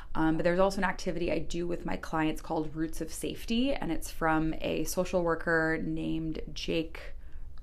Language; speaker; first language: English; native; English